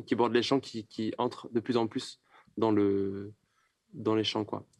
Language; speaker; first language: French; native; French